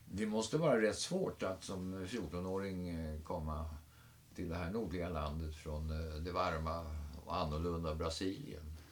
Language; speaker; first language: Swedish; native; Swedish